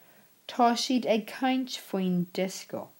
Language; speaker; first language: Irish; non-native, local second language; English